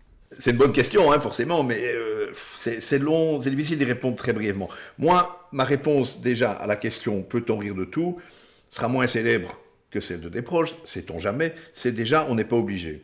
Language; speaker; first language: French; native; French